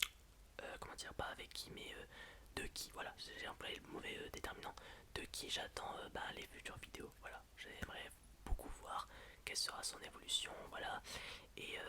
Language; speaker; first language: French; native; French